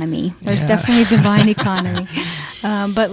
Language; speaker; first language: English; native; English